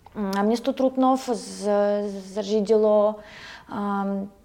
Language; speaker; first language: Czech; non-native, learner; Ukrainian